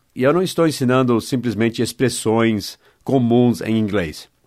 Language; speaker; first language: Portuguese; non-native, fluent; English